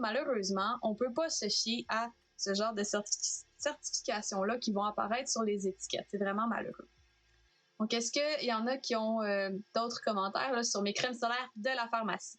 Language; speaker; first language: French; native; French